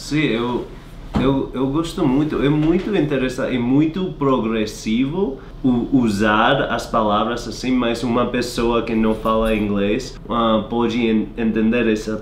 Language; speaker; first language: Portuguese; non-native, learner; English